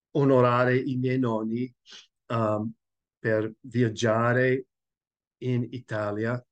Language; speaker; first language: Italian; non-native, learner; English